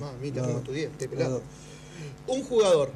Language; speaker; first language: Spanish; native; Spanish